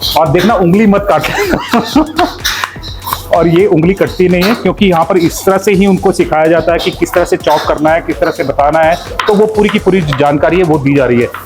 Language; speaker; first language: Hindi; native; Hindi